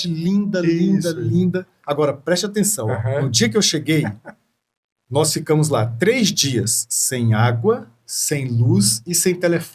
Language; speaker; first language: Portuguese; native; Portuguese